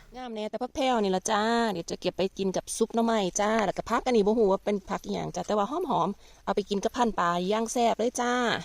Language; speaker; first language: Thai; native; Thai